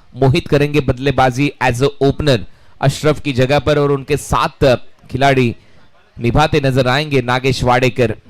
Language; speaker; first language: Hindi; non-native, local second language; Marathi